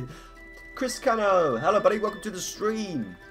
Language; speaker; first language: English; native; English